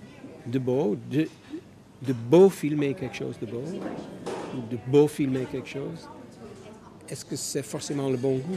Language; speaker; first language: French; non-native, fluent; Dutch